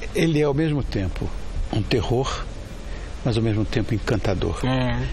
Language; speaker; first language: Portuguese; native; Portuguese